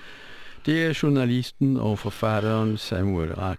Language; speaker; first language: Danish; non-native, fluent; Polish